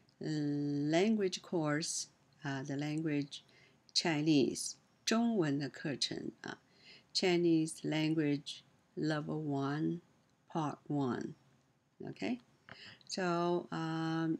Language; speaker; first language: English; non-native, learner; Chinese